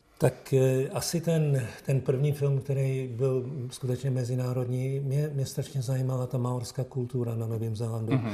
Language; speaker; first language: Czech; early bilingual, heritage; Czech